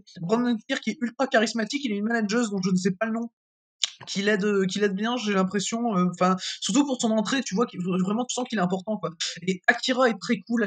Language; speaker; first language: French; native; French